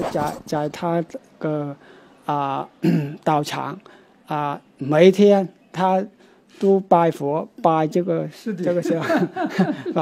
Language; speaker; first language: Chinese; non-native, local second language; Vietnamese